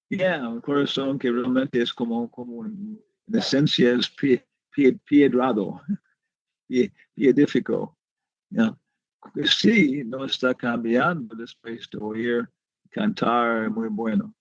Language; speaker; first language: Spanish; non-native, learner; English